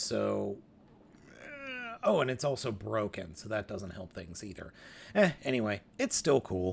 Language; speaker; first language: English; native; English